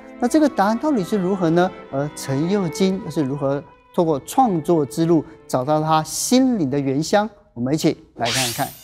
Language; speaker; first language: Chinese; native; Chinese